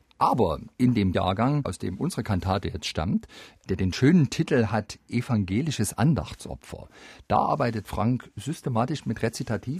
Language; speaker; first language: German; native; German